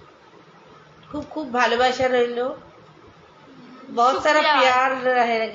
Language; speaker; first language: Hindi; non-native, local second language; Bangla